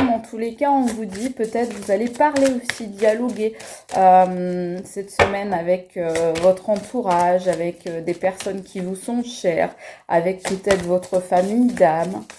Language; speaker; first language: French; native; French